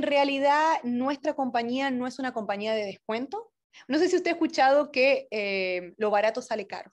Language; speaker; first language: Spanish; native; Spanish